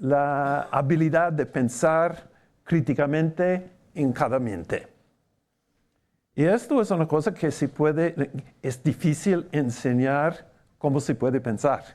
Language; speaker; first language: Spanish; non-native, fluent; English